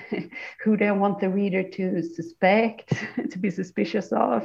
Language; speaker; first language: English; non-native, fluent; Swedish